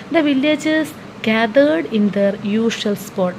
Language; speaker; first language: English; non-native, local second language; Malayalam